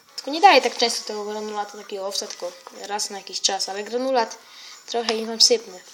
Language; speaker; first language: Polish; native; Polish